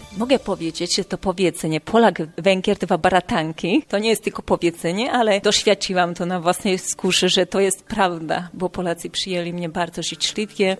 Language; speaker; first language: Polish; non-native, fluent; Hungarian